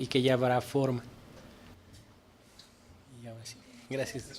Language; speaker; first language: Spanish; native; Spanish